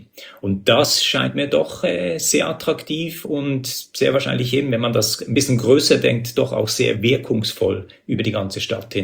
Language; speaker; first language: German; native; German